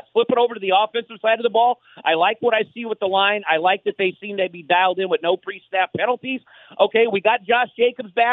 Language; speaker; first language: English; native; English